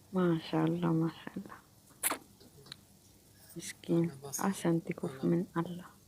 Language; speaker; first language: Arabic; non-native, learner; Oromo